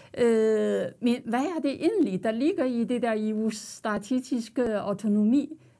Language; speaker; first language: Danish; non-native, fluent; Chinese